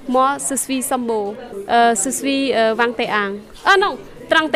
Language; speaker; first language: French; non-native, learner; Khmer